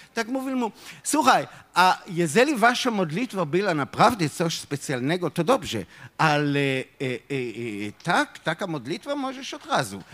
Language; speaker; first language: Polish; non-native, fluent; Hebrew